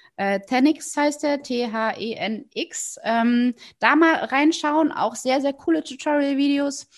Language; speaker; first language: German; native; German